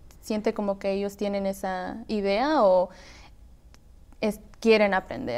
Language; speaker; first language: Spanish; early bilingual, heritage; Spanish